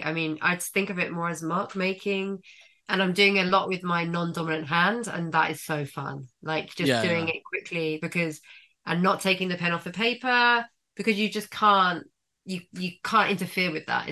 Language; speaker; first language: English; native; English